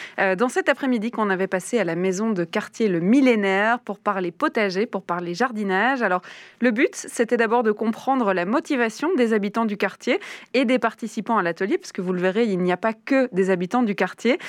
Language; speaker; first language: French; native; French